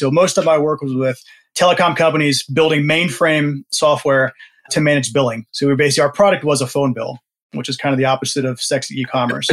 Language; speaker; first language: English; native; English